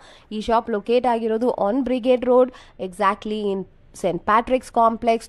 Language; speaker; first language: Kannada; native; Kannada